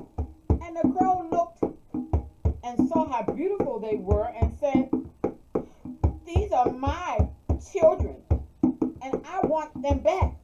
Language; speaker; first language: English; native; English